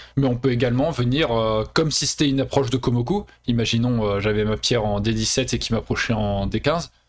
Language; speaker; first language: French; native; French